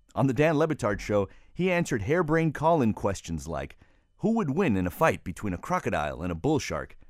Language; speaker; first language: English; early bilingual, other home language; Spanish